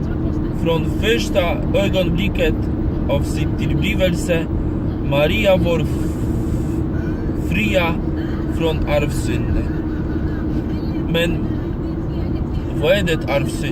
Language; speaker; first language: Swedish; non-native, learner; Polish